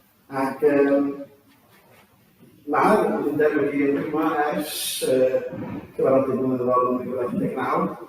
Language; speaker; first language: Welsh; native; Welsh